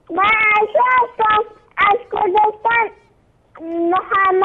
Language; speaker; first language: Persian; non-native, local second language; Kurdish